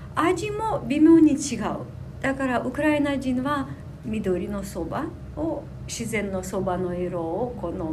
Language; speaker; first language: Japanese; non-native, fluent; Russian